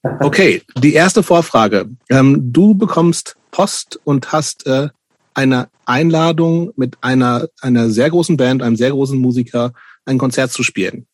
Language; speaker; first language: German; native; German